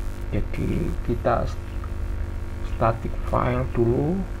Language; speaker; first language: Indonesian; native; Indonesian